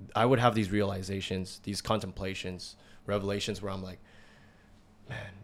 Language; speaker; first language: English; native; English